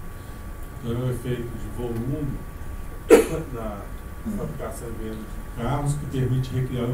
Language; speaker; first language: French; non-native, fluent; Portuguese